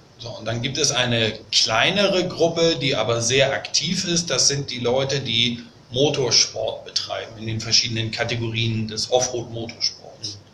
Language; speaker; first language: German; native; German